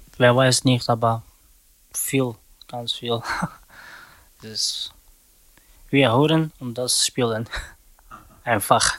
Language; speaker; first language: German; non-native, learner; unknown